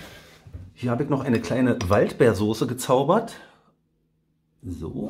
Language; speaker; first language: German; native; German